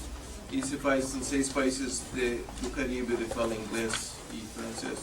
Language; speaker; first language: Portuguese; non-native, fluent; English